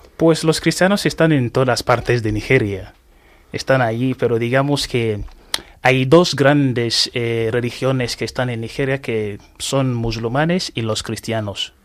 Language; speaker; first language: Spanish; non-native, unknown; Igbo